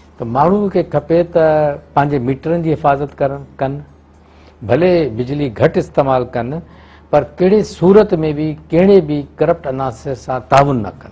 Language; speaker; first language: Sindhi; non-native, local second language; Urdu